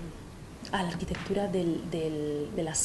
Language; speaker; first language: Italian; non-native, learner; Spanish